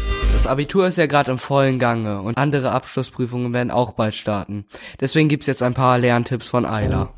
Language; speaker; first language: German; native; German